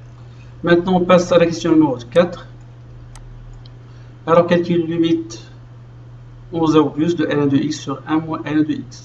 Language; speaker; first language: French; non-native, local second language; Arabic